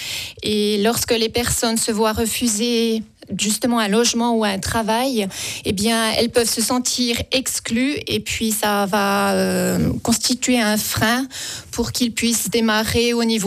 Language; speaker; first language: French; native; French